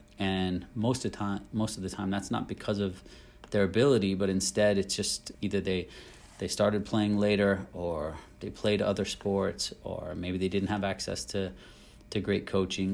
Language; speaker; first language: English; native; English